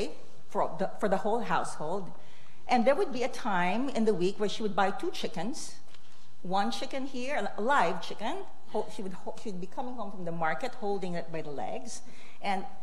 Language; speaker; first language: English; non-native, local second language; Filipino